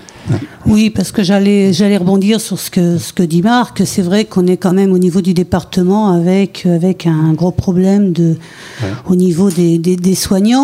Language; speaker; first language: French; native; French